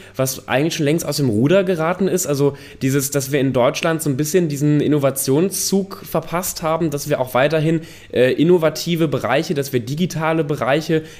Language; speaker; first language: German; native; German